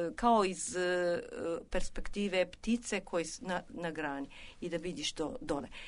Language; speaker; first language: Serbian; non-native, fluent; Japanese